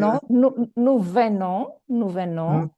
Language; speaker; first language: French; non-native, fluent; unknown